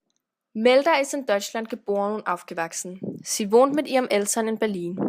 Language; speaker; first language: German; non-native, learner; Danish